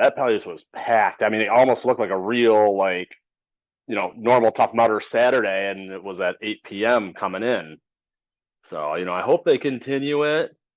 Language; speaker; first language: English; native; English